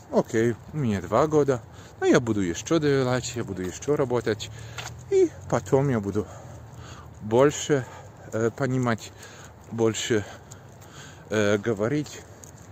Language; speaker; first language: Russian; non-native, learner; Polish